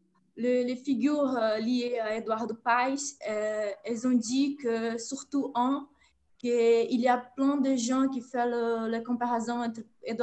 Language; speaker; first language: French; non-native, fluent; Portuguese